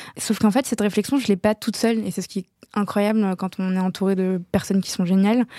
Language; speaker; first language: French; non-native, local second language; Arabic